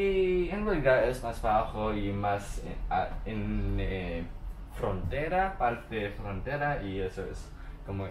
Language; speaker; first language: Spanish; non-native, learner; Chinese